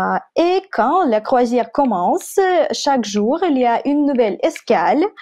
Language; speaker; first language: French; non-native, fluent; Russian